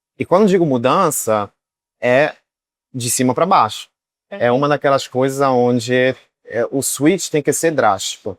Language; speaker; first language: Portuguese; non-native, fluent; Italian